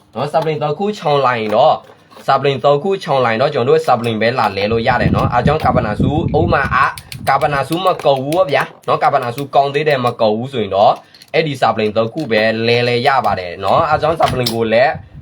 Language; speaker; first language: Burmese; non-native, local second language; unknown